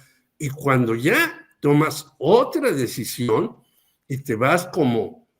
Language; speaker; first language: Spanish; native; Spanish